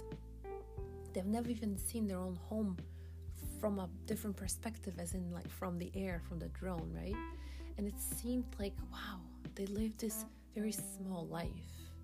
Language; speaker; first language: English; non-native, fluent; Polish